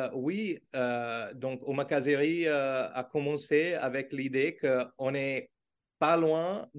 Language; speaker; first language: French; non-native, learner; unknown